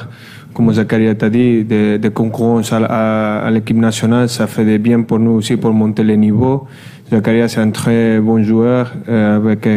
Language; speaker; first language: French; non-native, fluent; Spanish